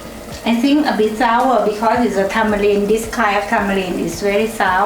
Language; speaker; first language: English; non-native, learner; Thai